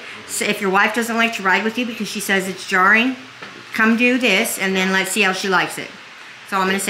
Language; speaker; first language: English; native; English